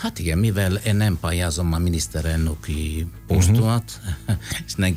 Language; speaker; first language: Hungarian; non-native, fluent; Italian